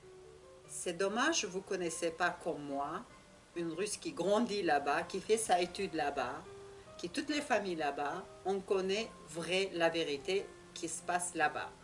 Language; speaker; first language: French; non-native, learner; Russian